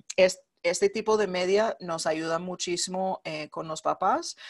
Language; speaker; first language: Spanish; non-native, fluent; English